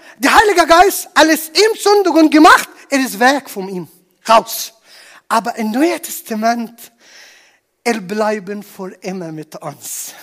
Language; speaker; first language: German; non-native, learner; Arabic